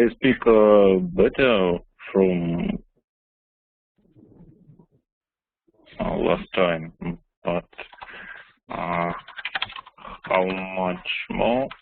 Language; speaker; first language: English; non-native, learner; Russian